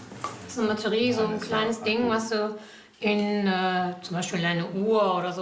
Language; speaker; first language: German; native; German